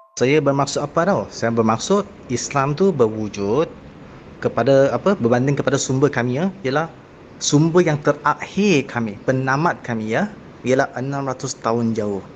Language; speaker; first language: Malay; non-native, local second language; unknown